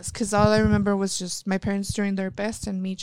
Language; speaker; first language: English; early bilingual, other home language; Spanish